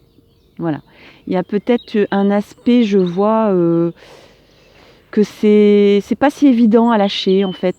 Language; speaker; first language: French; native; French